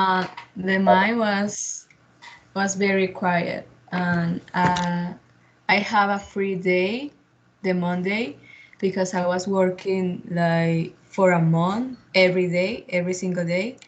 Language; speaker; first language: English; non-native, learner; Spanish